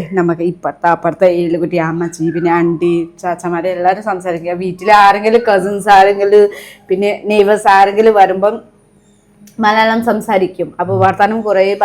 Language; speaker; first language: Malayalam; non-native, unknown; Nepali